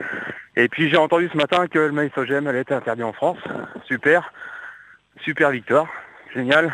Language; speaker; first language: French; native; French